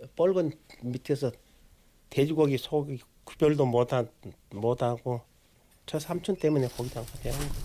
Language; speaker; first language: Korean; native; Korean